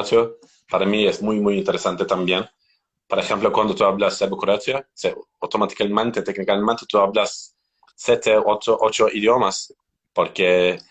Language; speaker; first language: Spanish; non-native, learner; Turkish